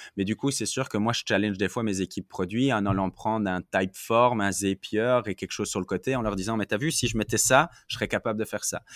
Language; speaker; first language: French; native; French